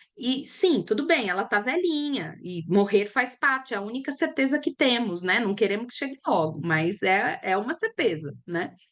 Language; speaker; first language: Portuguese; native; Portuguese